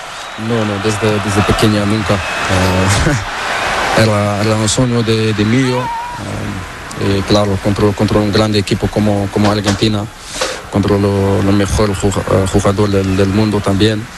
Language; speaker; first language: Spanish; non-native, learner; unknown